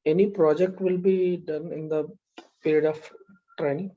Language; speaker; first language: English; non-native, local second language; Telugu